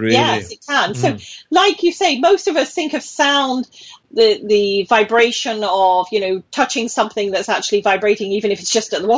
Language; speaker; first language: English; native; English